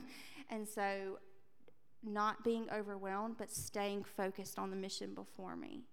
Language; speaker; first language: English; native; English